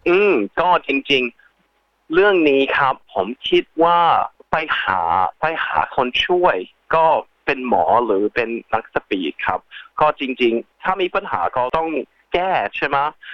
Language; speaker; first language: Thai; early bilingual, heritage; Thai